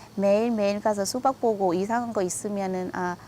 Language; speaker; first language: Korean; non-native, learner; Vietnamese